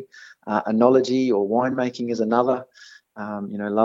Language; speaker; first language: English; native; English